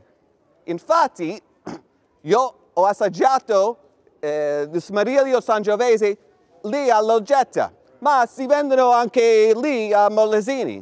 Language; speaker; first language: Italian; non-native, learner; English